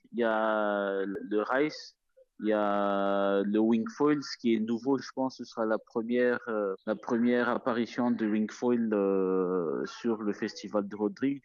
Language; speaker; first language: French; non-native, local second language; Malagasy